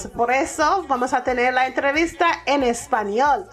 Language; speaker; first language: Spanish; non-native, fluent; French